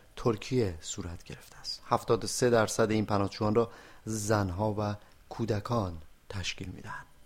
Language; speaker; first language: Persian; native; Persian